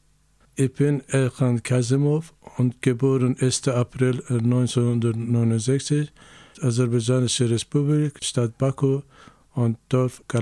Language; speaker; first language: German; non-native, learner; Azerbaijani